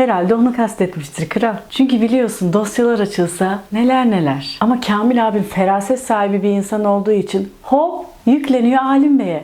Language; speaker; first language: Turkish; native; Turkish